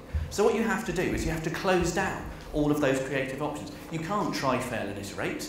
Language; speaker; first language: English; native; English